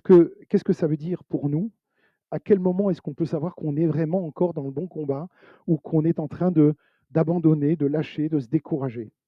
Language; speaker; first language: French; native; French